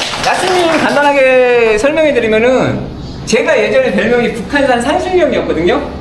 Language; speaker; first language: Korean; native; Korean